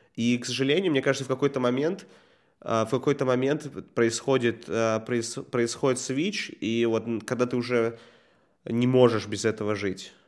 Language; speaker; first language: Russian; native; Russian